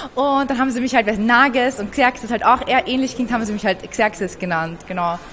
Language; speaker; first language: German; early bilingual, other home language; Persian